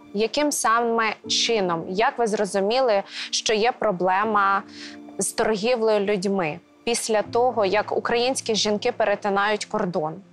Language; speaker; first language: Ukrainian; native; Ukrainian